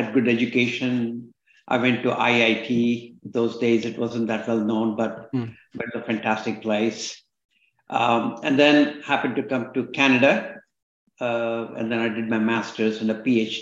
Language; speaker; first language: English; non-native, local second language; Kannada